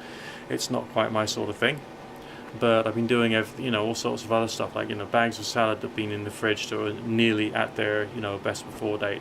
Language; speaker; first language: English; native; English